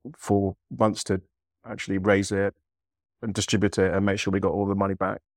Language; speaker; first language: English; native; English